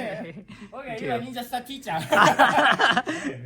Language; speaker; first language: English; non-native, learner; Japanese